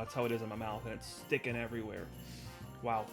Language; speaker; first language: English; native; English